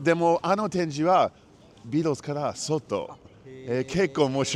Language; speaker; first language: Japanese; non-native, learner; English